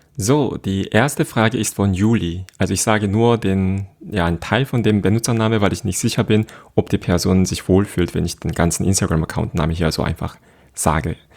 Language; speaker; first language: German; non-native, fluent; Korean